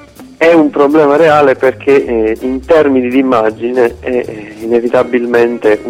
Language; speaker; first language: Italian; native; Italian